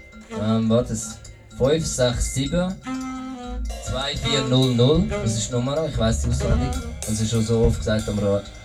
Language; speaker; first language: German; native; German